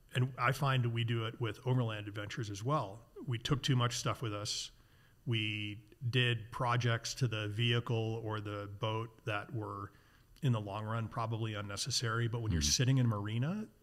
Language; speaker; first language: English; native; English